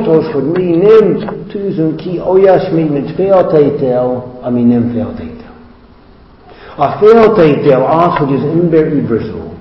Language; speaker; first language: Hungarian; non-native, fluent; English